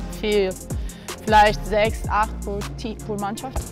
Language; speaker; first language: German; non-native, learner; Portuguese